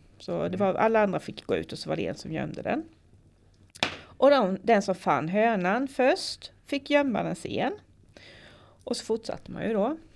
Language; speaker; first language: Swedish; native; Swedish